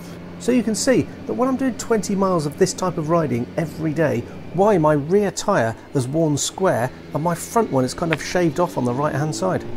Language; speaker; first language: English; native; English